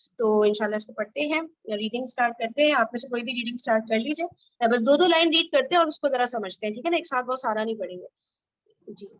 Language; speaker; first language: Urdu; native; Urdu